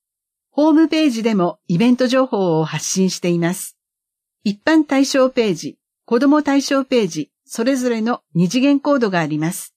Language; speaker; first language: Japanese; native; Japanese